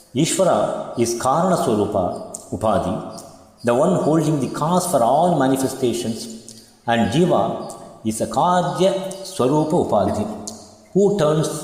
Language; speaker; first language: English; non-native, local second language; Tamil